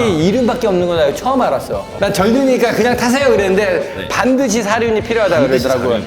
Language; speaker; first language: Korean; native; Korean